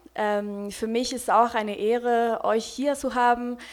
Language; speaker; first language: German; non-native, fluent; Spanish